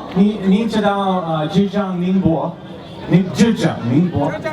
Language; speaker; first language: Chinese; non-native, learner; English